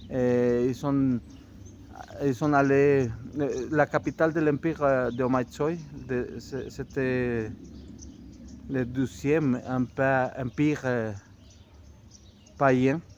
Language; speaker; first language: French; non-native, fluent; Spanish